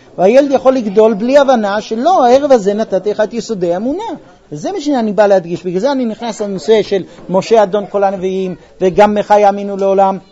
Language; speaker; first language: Hebrew; non-native, fluent; English